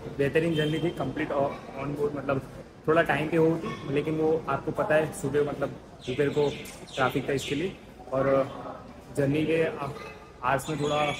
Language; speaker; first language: Hindi; non-native, local second language; Gujarati